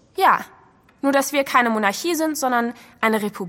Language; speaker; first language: German; native; German